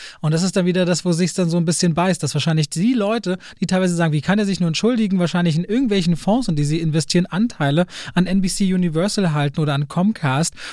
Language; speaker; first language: German; native; German